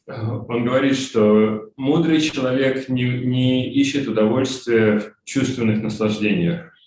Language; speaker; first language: Russian; native; Russian